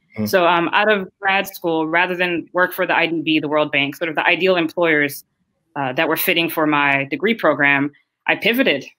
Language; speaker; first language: English; early bilingual, other home language; Haitian Creole